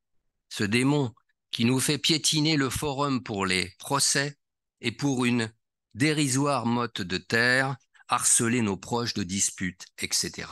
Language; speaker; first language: French; native; French